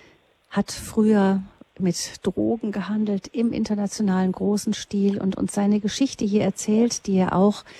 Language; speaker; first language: German; native; German